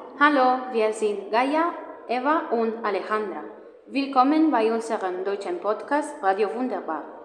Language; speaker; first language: German; non-native, learner; Spanish